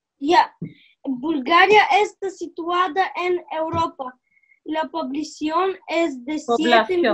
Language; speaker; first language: Spanish; non-native, learner; Bulgarian